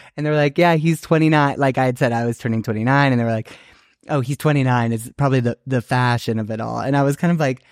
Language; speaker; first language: English; native; English